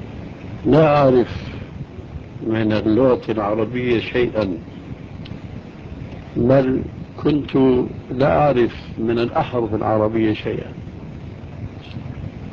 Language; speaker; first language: Arabic; early bilingual, other home language; Albanian